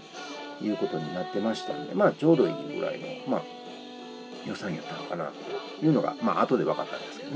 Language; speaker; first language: Japanese; native; Japanese